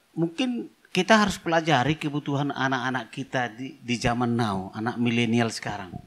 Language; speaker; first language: Indonesian; non-native, local second language; Batak Toba